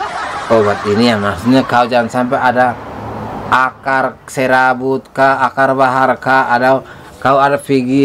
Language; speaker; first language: Indonesian; native; Indonesian